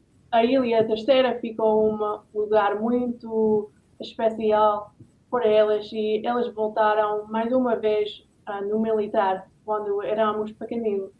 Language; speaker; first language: Portuguese; non-native, learner; English